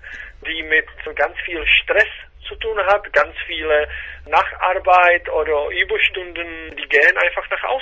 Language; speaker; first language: German; non-native, fluent; Czech